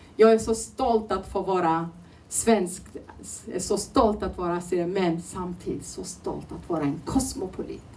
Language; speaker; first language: Swedish; non-native, fluent; Turoyo